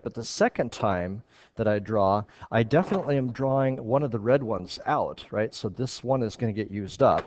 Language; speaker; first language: English; native; English